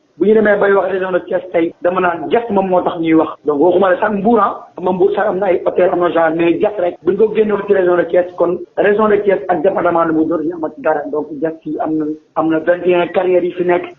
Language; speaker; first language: Wolof; native; Wolof